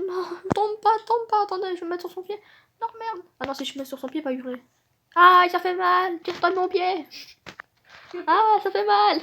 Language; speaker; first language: French; native; French